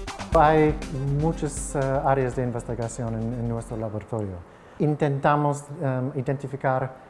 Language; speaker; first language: Spanish; non-native, fluent; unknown